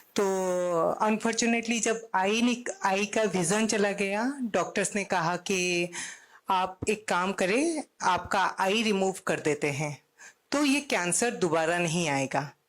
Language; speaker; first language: Hindi; non-native, local second language; Odia